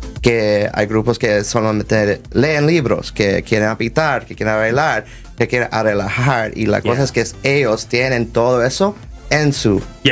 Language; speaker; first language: Spanish; early bilingual, heritage; Spanish